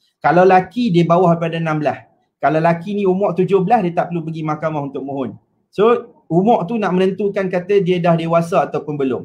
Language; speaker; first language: Malay; native; Malay